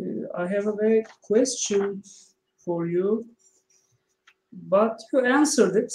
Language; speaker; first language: English; non-native, learner; Turkish